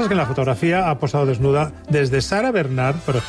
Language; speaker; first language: Spanish; native; Spanish